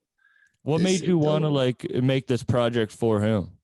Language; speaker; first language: English; native; English